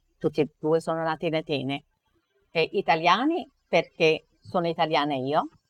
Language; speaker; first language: Italian; native; Italian